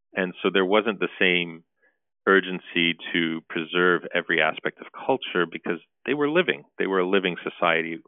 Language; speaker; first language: English; early bilingual, other home language; Turkish